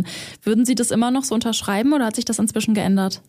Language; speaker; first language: German; native; German